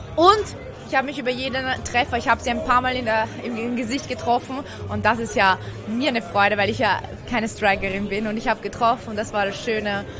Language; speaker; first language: German; early bilingual, other home language; Persian